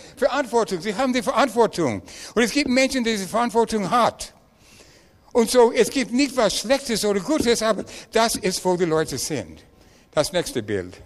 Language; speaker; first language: German; non-native, learner; English